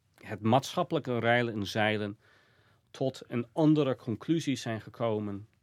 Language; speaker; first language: Dutch; non-native, fluent; English